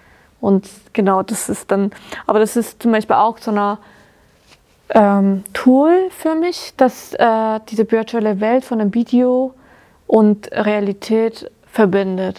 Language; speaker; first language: German; non-native, fluent; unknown